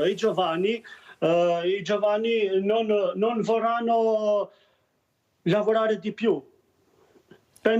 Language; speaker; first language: Italian; non-native, learner; Albanian